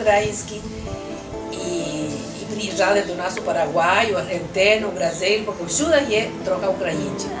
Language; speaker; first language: Ukrainian; early bilingual, heritage; Ukrainian